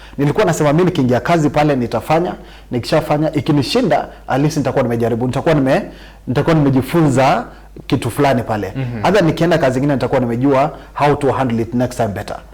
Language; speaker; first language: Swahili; non-native, local second language; Gusii